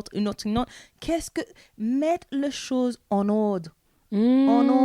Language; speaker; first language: French; non-native, learner; English